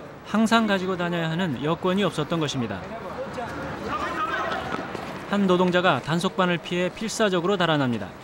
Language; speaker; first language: Korean; native; Korean